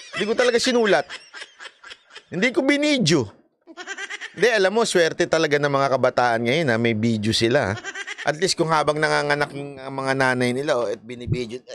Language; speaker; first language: Filipino; native; Filipino